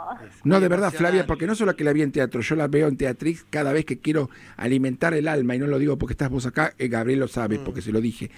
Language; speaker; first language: Spanish; native; Spanish